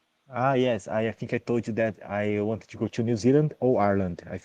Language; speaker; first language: English; non-native, learner; Portuguese